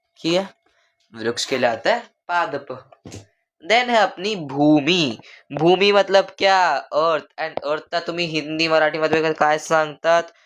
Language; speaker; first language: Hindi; non-native, local second language; Marathi